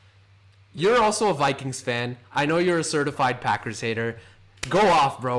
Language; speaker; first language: English; native; English